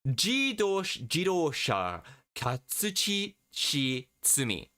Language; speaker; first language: Japanese; non-native, learner; English